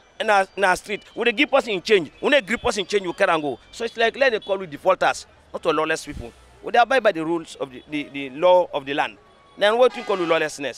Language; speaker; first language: English; non-native, local second language; Krio